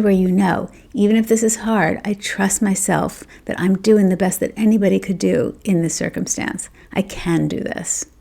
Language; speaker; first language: English; native; English